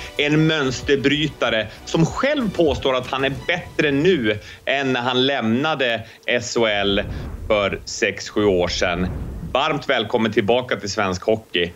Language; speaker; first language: Swedish; native; Swedish